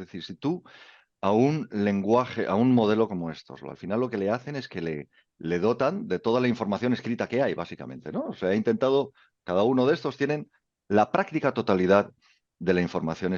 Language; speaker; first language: Spanish; native; Spanish